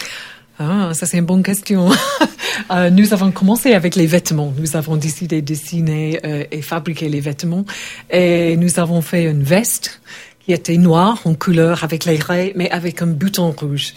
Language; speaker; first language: French; non-native, learner; English